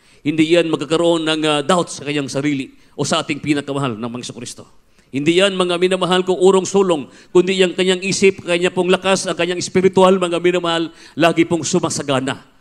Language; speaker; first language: Filipino; non-native, local second language; Cebuano